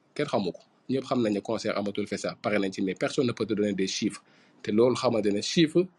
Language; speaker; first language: French; non-native, local second language; Fula